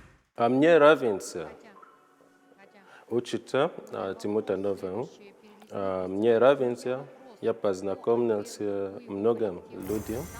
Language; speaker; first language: Russian; non-native, learner; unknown